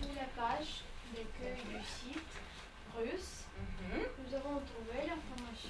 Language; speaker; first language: French; non-native, learner; Russian